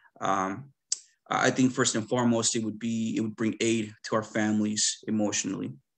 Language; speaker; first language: English; early bilingual, other home language; Spanish